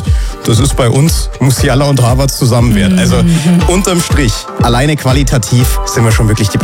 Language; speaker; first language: German; native; German